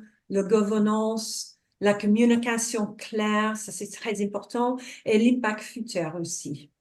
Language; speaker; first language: French; non-native, fluent; English